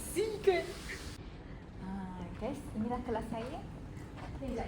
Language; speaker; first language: Malay; native; Malay